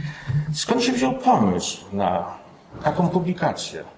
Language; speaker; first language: Polish; native; Polish